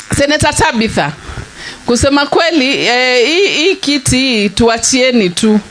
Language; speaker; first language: Swahili; native; Swahili